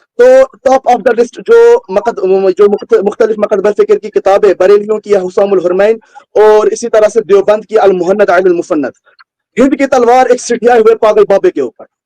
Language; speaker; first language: Urdu; native; Urdu